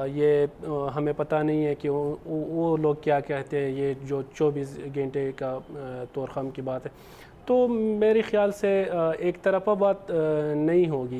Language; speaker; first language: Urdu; non-native, fluent; Pashto